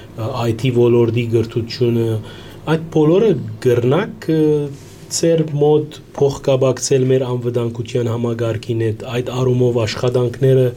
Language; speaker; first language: Armenian; early bilingual, heritage; Armenian